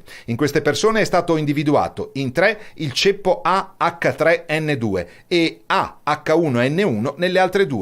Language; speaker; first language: Italian; native; Italian